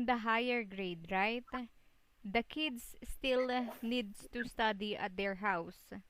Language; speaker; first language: English; non-native, local second language; Filipino